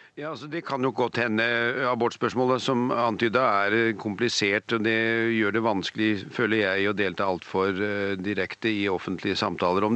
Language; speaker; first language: Norwegian; native; Norwegian